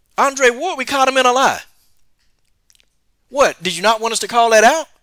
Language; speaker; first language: English; native; English